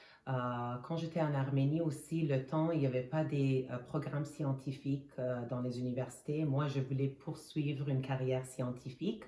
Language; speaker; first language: French; non-native, fluent; Armenian